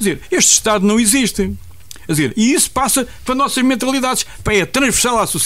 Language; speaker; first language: Portuguese; native; Portuguese